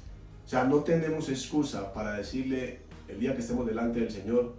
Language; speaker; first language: Spanish; native; Spanish